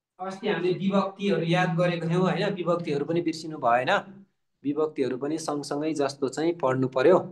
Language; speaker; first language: Nepali; native; Nepali